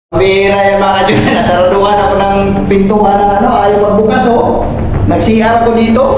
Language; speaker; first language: Filipino; non-native, local second language; Cebuano